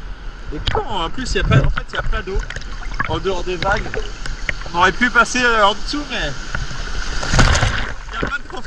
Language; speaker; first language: French; native; French